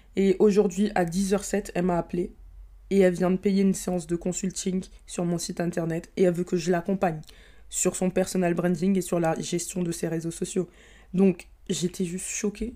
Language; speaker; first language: French; early bilingual, other home language; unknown